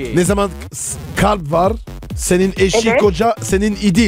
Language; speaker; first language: Turkish; non-native, learner; French